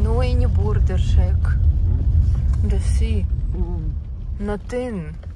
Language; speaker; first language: English; non-native, learner; Russian